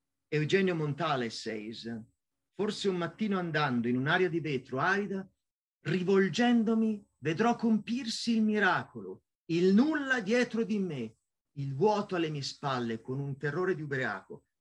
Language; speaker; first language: Italian; native; Italian